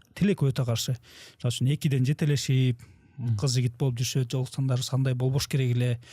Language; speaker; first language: Kyrgyz; native; Kyrgyz